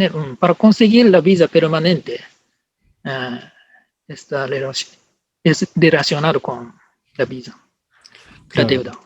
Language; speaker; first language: Spanish; non-native, learner; Japanese